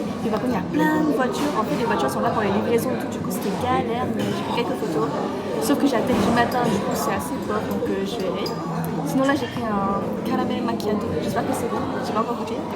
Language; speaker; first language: French; native; French